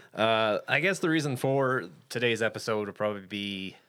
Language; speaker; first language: English; native; English